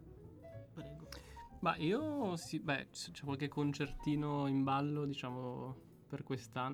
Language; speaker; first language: Italian; native; Italian